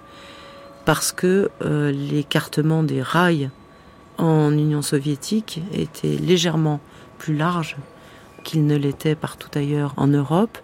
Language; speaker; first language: French; native; French